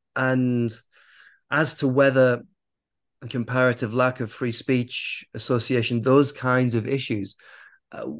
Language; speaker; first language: English; native; English